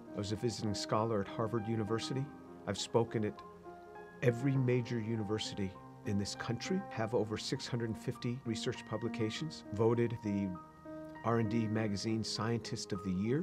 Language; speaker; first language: English; native; English